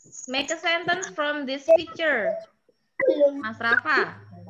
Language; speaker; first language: English; non-native, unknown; Indonesian